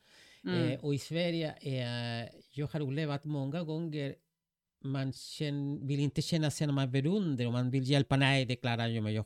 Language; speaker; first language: Swedish; non-native, fluent; Spanish